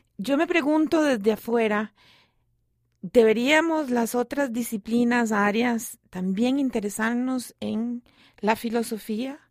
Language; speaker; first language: Spanish; native; Spanish